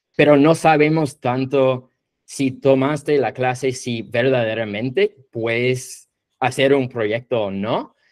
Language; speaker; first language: Spanish; non-native, fluent; English